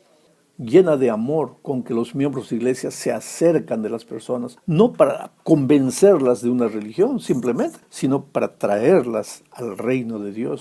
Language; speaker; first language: Spanish; native; Spanish